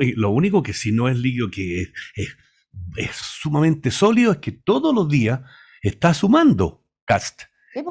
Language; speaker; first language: Spanish; native; Spanish